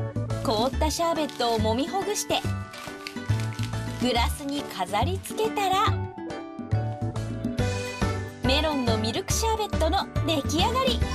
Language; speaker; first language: Japanese; native; Japanese